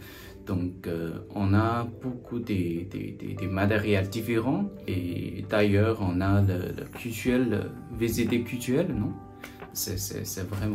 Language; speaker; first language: French; non-native, learner; Chinese